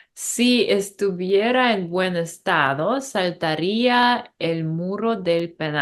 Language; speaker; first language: Spanish; non-native, learner; English